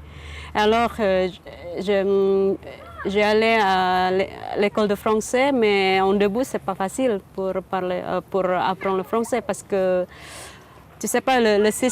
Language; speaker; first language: French; non-native, learner; Indonesian